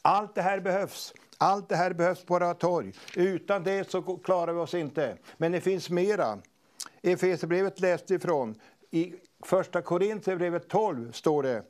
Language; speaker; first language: Swedish; native; Swedish